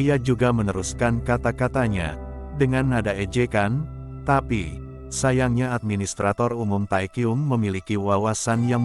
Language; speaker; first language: Indonesian; native; Indonesian